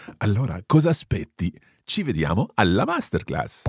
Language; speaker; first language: Italian; non-native, fluent; English